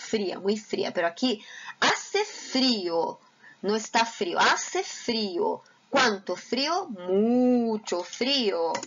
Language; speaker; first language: Spanish; non-native, fluent; Portuguese